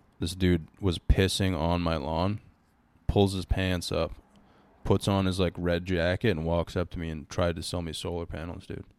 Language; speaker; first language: English; native; English